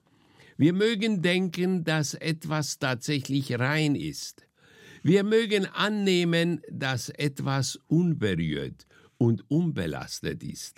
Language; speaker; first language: German; native; German